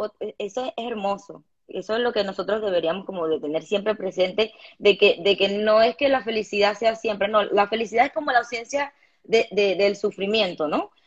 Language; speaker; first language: Spanish; native; Spanish